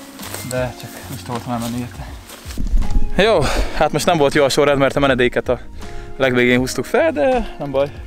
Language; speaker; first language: Hungarian; native; Hungarian